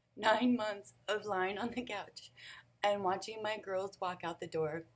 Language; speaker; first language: English; native; English